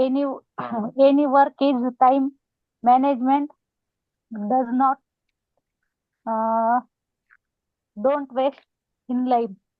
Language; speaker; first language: English; non-native, learner; Marathi